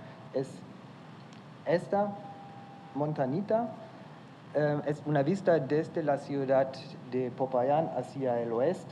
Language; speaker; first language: Spanish; non-native, fluent; German